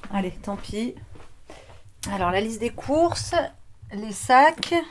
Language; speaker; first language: French; native; French